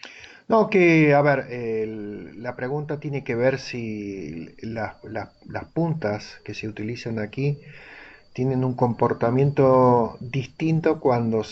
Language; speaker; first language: Spanish; native; Spanish